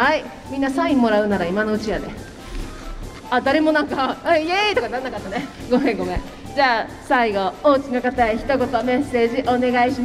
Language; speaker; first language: Japanese; native; Japanese